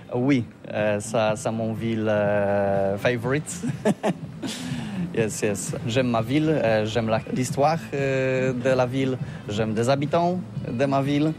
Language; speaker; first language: French; non-native, fluent; Polish